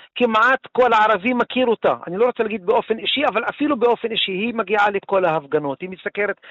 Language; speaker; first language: Hebrew; non-native, local second language; Arabic